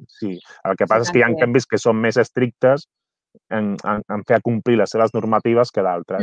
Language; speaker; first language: Catalan; native; Catalan